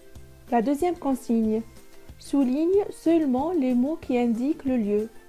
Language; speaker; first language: French; non-native, local second language; Arabic